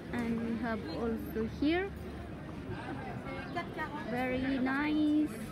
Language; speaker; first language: English; non-native, local second language; Filipino